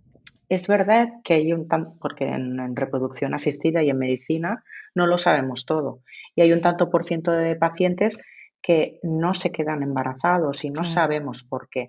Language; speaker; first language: Spanish; native; Spanish